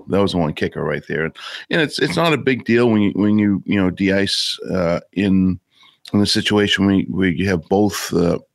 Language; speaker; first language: English; native; English